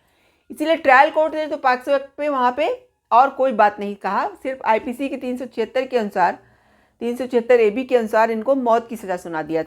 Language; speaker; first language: Hindi; native; Hindi